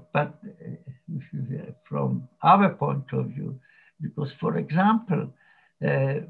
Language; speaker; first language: English; non-native, fluent; Slovak